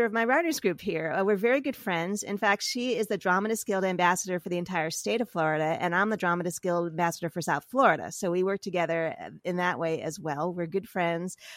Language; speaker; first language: English; native; English